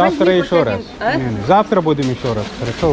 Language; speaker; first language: Russian; non-native, learner; Hindi